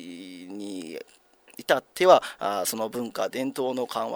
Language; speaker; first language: Japanese; native; Japanese